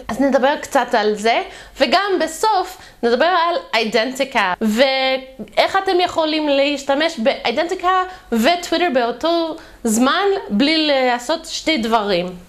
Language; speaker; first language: Hebrew; non-native, fluent; English